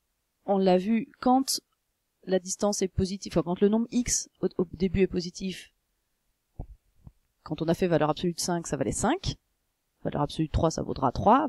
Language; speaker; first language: French; native; French